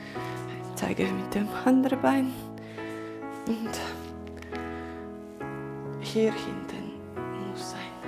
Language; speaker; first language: German; non-native, learner; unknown